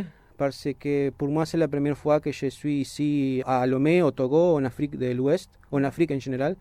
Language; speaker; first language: French; non-native, fluent; Spanish